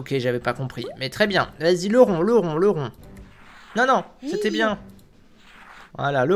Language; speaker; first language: French; native; French